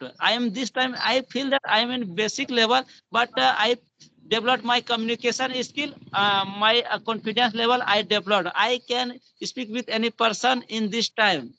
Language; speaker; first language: English; non-native, learner; Hindi